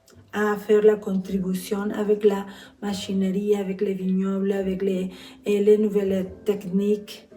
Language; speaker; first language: French; non-native, fluent; Spanish